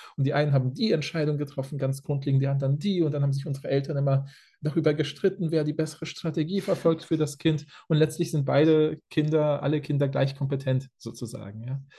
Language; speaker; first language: German; early bilingual, other home language; Polish